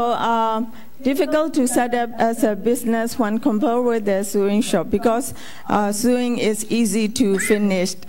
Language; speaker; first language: English; non-native, fluent; Burmese